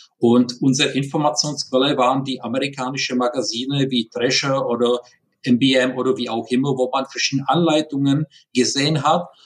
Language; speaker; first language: German; non-native, fluent; Czech